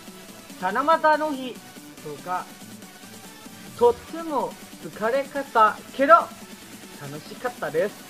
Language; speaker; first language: Japanese; non-native, learner; Thai